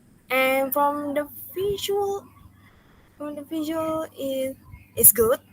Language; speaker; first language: English; non-native, learner; Indonesian